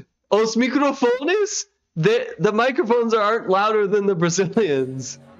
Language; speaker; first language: English; native; English